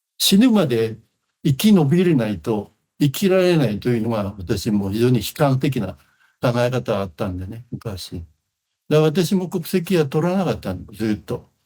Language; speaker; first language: Japanese; non-native, fluent; Khmer